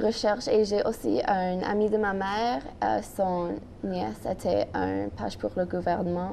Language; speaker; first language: French; non-native, local second language; English